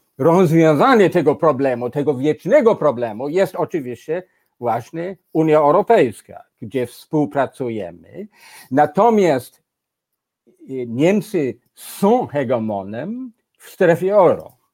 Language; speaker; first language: Polish; non-native, fluent; English